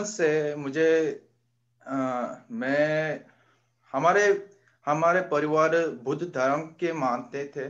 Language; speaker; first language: Hindi; non-native, learner; Korean